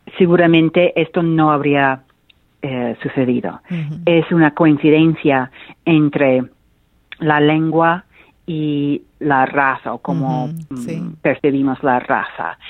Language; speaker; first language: Spanish; non-native, fluent; English